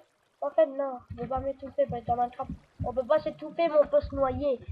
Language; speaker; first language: French; native; French